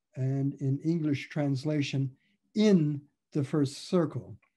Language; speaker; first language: English; native; English